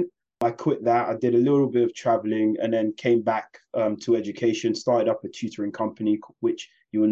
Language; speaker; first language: English; native; English